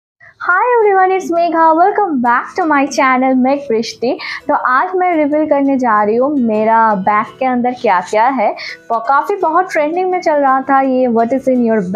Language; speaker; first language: Hindi; non-native, local second language; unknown